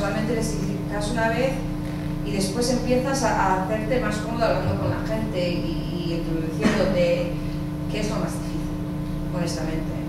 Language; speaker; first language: Spanish; early bilingual, heritage; English